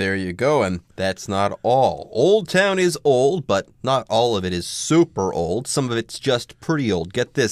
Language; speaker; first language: English; native; English